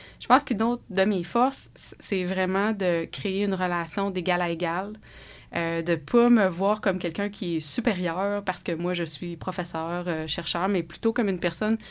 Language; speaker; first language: French; native; French